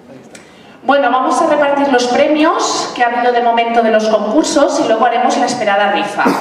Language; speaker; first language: Spanish; native; Spanish